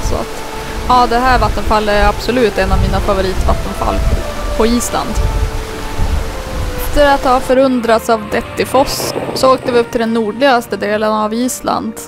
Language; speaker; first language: Swedish; native; Swedish